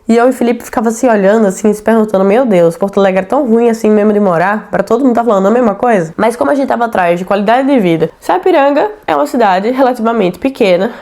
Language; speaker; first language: Portuguese; native; Portuguese